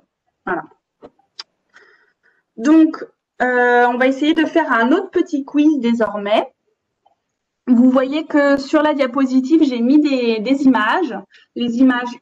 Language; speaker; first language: French; native; French